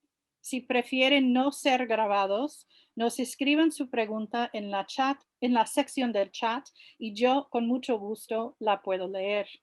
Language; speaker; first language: Spanish; non-native, fluent; English